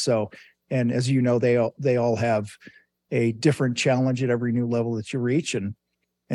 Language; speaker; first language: English; native; English